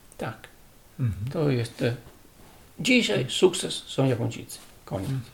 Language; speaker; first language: Polish; non-native, learner; Italian